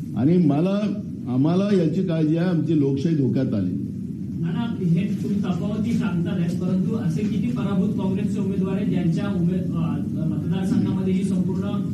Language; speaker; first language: Hindi; non-native, local second language; Marathi